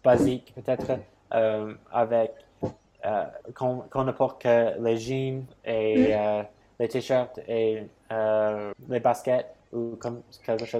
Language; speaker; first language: French; non-native, fluent; English